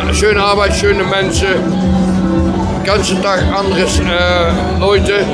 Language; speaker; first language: German; non-native, learner; Dutch